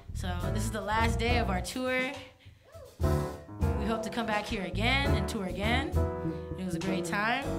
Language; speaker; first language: English; native; English